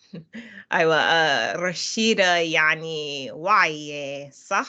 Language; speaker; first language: Arabic; non-native, learner; English